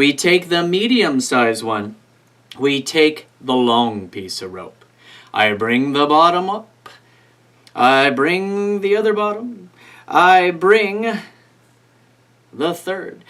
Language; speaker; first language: English; native; English